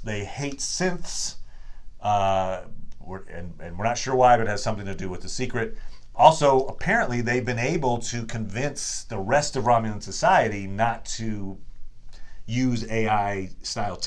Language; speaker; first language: English; native; English